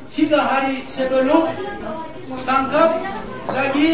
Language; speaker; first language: Indonesian; non-native, learner; Turkish